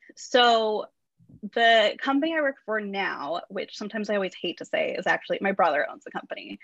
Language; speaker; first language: English; native; English